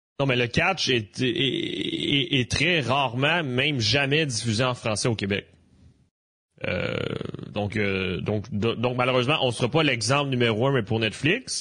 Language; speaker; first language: French; native; French